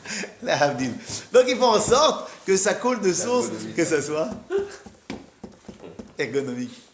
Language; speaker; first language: French; native; French